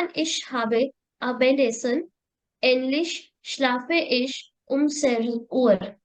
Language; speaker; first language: German; non-native, learner; Hindi